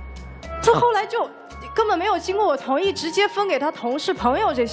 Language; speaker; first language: Chinese; native; Chinese